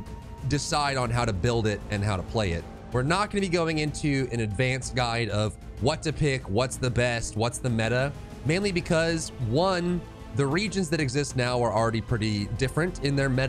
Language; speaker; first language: English; native; English